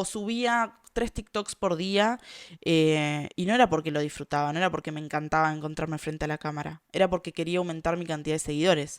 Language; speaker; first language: Spanish; native; Spanish